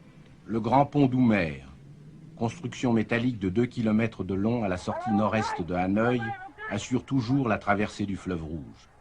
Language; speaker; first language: French; native; French